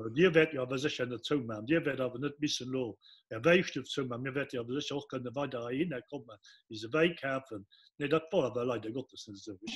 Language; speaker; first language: Luxembourgish; native; Luxembourgish